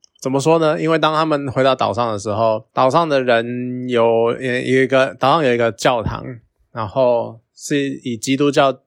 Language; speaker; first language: Chinese; native; Chinese